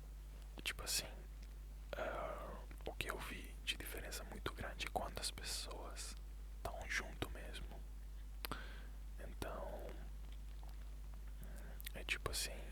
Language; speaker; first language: Portuguese; non-native, fluent; Italian